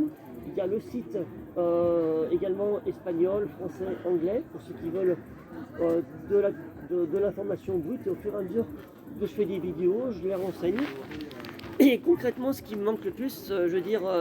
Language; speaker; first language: French; native; French